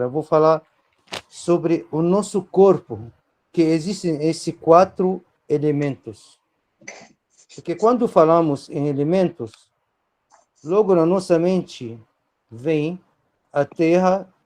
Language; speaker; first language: Portuguese; non-native, fluent; Arabic